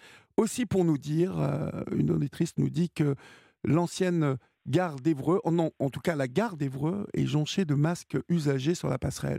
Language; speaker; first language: French; native; French